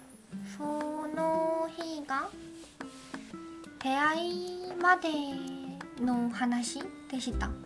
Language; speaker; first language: Japanese; non-native, learner; Korean